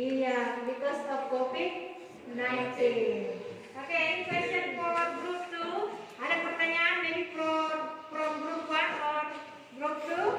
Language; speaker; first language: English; non-native, learner; Indonesian